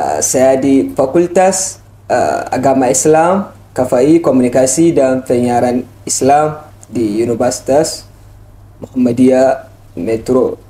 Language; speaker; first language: Indonesian; non-native, learner; Hausa